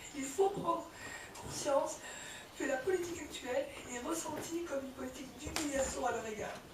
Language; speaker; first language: French; early bilingual, other home language; Kabyle